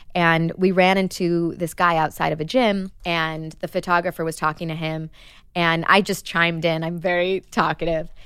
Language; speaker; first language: English; native; English